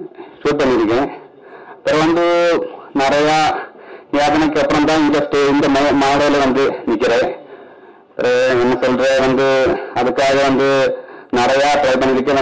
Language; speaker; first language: Tamil; non-native, learner; Malayalam